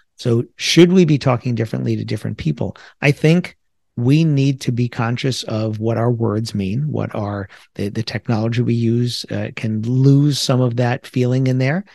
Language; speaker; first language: English; native; English